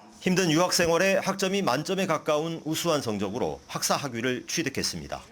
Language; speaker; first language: Korean; native; Korean